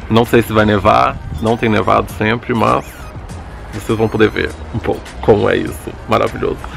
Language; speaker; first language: Portuguese; early bilingual, other home language; English